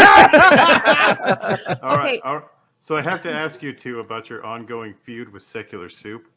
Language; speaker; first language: English; native; English